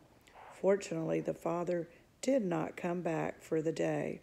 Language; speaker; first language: English; native; English